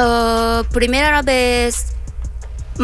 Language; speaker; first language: Spanish; non-native, learner; Korean